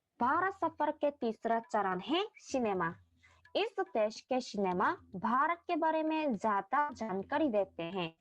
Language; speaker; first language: Hindi; non-native, learner; Korean